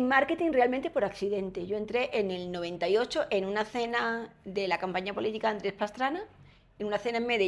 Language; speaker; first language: Spanish; native; Spanish